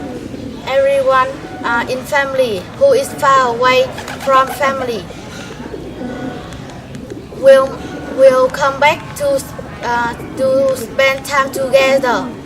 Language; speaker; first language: English; non-native, learner; Vietnamese